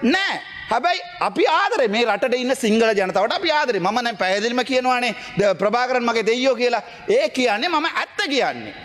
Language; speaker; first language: Sinhala; non-native, local second language; Tamil